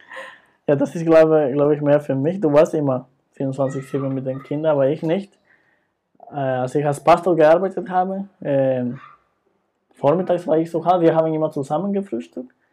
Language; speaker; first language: German; non-native, fluent; Spanish